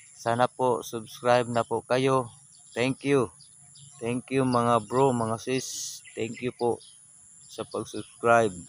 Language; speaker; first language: Filipino; non-native, local second language; Cebuano